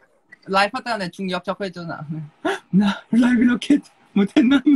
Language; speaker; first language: Korean; non-native, fluent; Thai